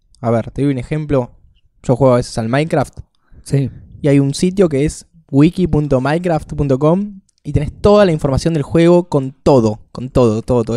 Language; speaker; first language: Spanish; native; Spanish